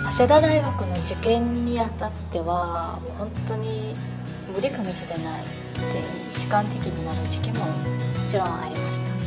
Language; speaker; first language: Japanese; non-native, fluent; Mongolian